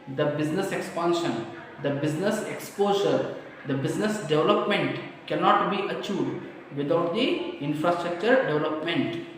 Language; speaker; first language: English; non-native, local second language; Kannada